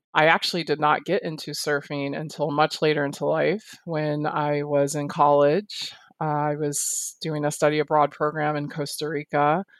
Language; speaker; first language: English; native; English